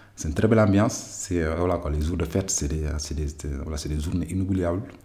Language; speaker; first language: French; non-native, local second language; Wolof